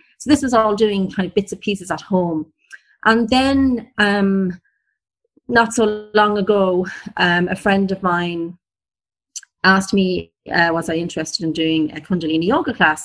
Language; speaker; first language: English; native; English